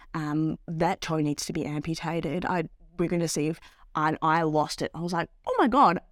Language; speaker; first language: English; native; English